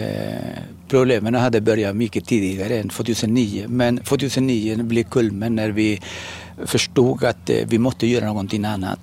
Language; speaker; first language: Swedish; non-native, fluent; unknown